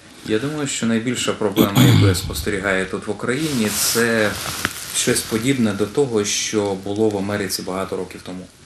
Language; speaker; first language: Ukrainian; native; Ukrainian